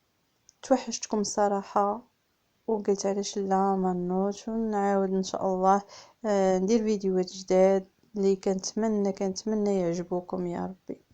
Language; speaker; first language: Arabic; native; Arabic